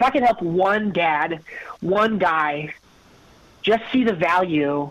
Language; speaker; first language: English; native; English